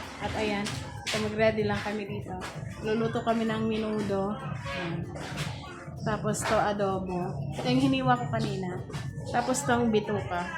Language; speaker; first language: Filipino; non-native, local second language; Bikol